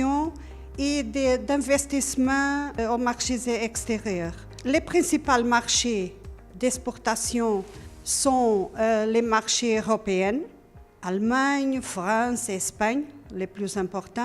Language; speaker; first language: French; non-native, learner; Portuguese